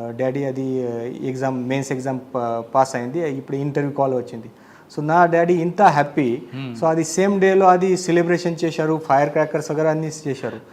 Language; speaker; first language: Telugu; non-native, learner; Marathi